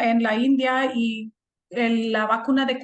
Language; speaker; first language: Spanish; non-native, fluent; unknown